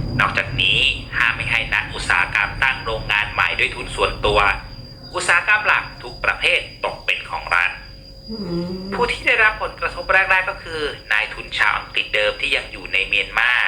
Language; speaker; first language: Thai; native; Thai